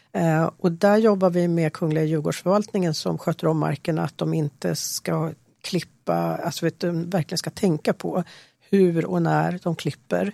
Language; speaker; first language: Swedish; native; Swedish